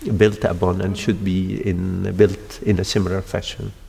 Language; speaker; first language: English; non-native, fluent; Arabic